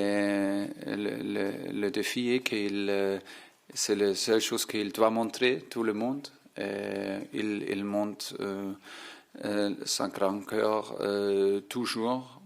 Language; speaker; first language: French; non-native, fluent; German